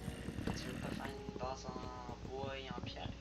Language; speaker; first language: French; native; French